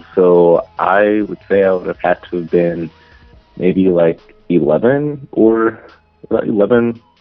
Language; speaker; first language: English; native; English